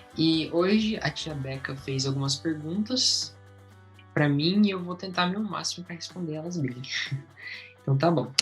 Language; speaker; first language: Portuguese; early bilingual, heritage; Portuguese